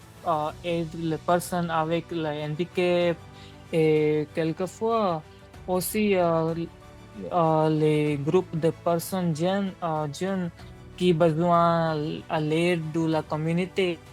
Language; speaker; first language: French; non-native, learner; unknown